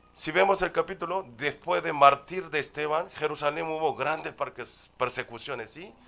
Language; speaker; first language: Spanish; non-native, fluent; Korean